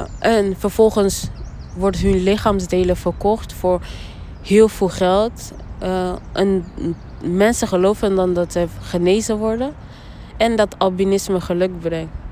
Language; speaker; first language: Dutch; early bilingual, other home language; Rundi